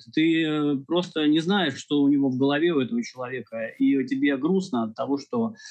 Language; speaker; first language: Russian; native; Russian